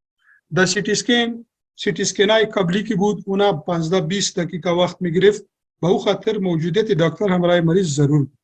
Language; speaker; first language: Persian; non-native, local second language; Pashto